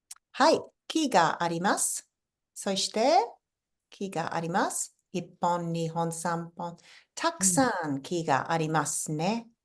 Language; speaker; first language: Japanese; non-native, fluent; English